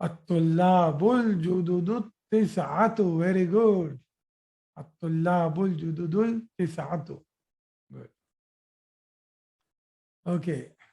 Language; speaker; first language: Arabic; non-native, fluent; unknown